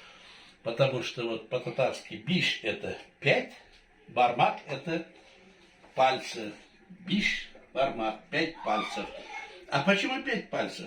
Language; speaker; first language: Russian; non-native, local second language; Tatar